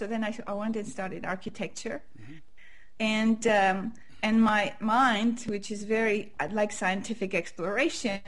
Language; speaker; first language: English; non-native, fluent; Armenian